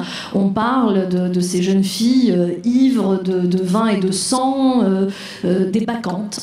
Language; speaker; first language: French; native; French